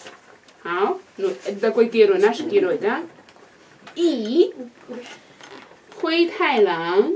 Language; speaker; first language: Russian; non-native, learner; Chinese